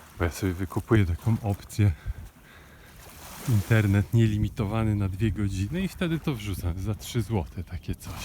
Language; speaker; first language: Polish; native; Polish